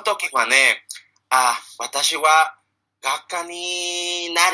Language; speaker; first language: Japanese; non-native, learner; Spanish